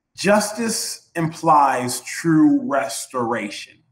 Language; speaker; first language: English; native; English